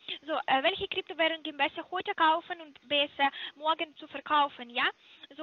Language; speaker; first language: German; non-native, learner; Russian